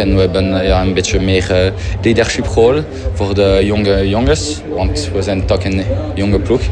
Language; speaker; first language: Dutch; non-native, fluent; French